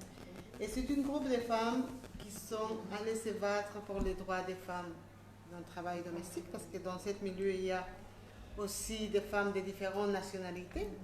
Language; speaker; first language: French; non-native, fluent; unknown